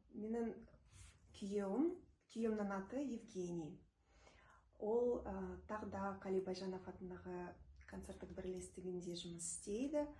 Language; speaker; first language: Kazakh; non-native, local second language; Russian